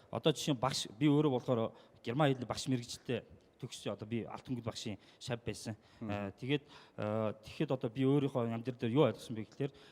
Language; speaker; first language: Mongolian; non-native, local second language; Kazakh